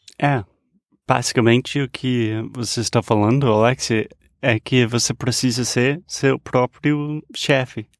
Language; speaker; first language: Portuguese; non-native, fluent; English